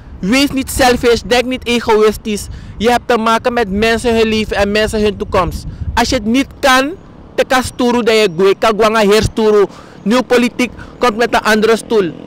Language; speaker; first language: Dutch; native; Dutch